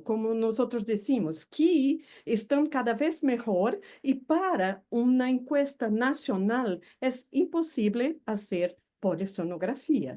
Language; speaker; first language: Spanish; non-native, fluent; Portuguese